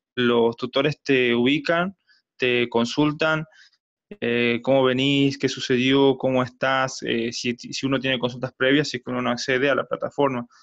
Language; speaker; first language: Spanish; native; Spanish